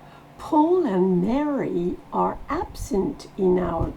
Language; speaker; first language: English; non-native, fluent; French